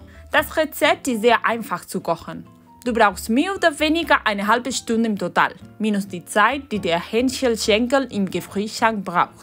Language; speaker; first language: German; non-native, learner; Spanish